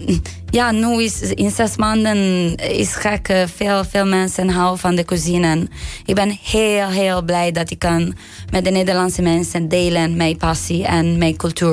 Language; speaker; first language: Dutch; non-native, learner; Italian